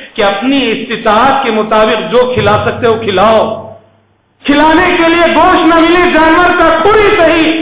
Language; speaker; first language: Urdu; native; Urdu